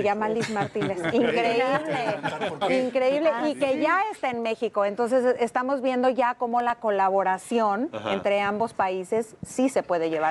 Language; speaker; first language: Spanish; native; Spanish